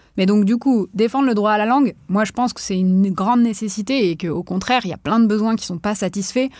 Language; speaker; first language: French; native; French